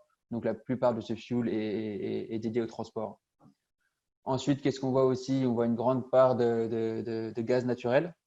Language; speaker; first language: French; native; French